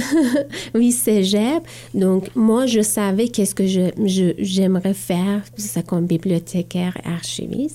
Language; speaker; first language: French; non-native, learner; Persian